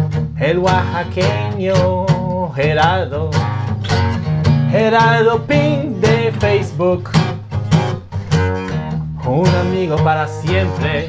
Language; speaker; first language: Spanish; non-native, fluent; English